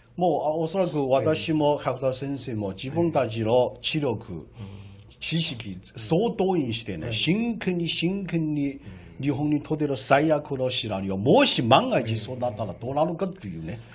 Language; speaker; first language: Japanese; non-native, fluent; Chinese